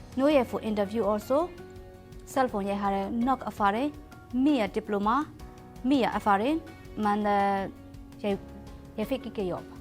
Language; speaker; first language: Norwegian; non-native, learner; Burmese